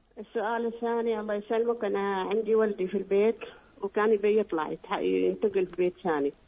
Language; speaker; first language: Arabic; native; Arabic